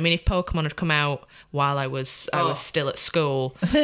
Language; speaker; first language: English; native; English